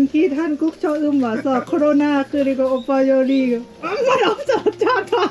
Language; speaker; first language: Korean; non-native, learner; Lao